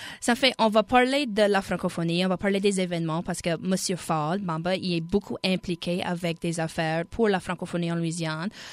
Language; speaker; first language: French; native; French